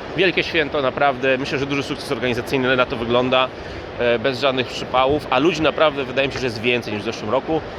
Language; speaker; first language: Polish; native; Polish